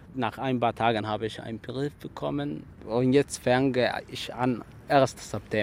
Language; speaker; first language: German; non-native, learner; Somali